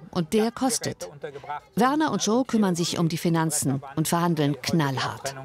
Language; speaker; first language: German; native; German